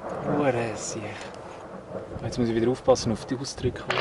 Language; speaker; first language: German; native; German